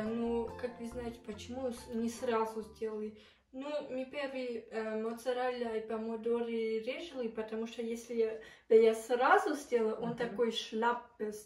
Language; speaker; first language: Russian; early bilingual, heritage; Russian